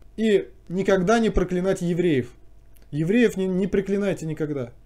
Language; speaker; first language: Russian; native; Russian